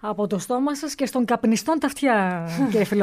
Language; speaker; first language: Greek; native; Greek